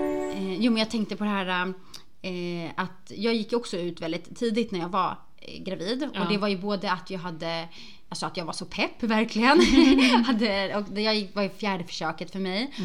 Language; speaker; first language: Swedish; native; Swedish